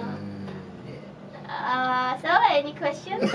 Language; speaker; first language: English; non-native, fluent; Indonesian